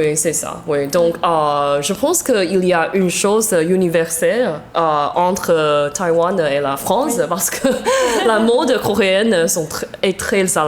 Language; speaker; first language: French; non-native, learner; Chinese